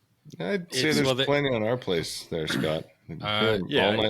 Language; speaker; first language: English; native; English